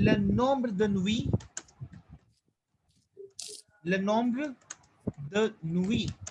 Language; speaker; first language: French; non-native, fluent; Hindi